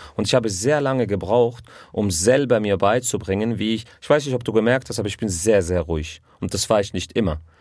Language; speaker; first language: German; early bilingual, other home language; Arabic